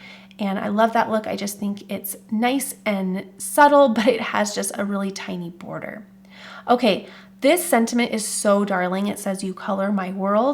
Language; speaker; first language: English; native; English